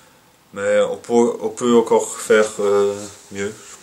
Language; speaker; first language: French; non-native, local second language; Dutch